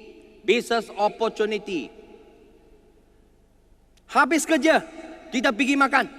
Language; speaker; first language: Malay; non-native, learner; Chinese